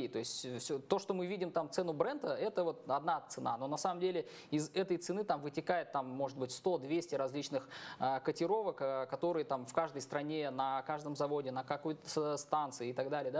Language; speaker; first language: Russian; native; Russian